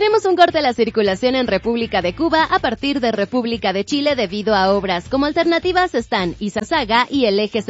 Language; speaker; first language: Spanish; native; Spanish